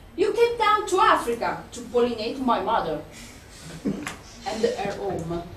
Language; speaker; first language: English; non-native, fluent; Italian